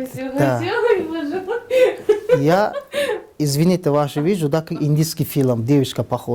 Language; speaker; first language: Russian; non-native, learner; Tajik